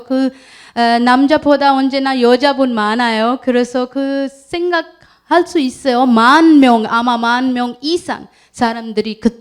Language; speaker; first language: Korean; non-native, learner; Urdu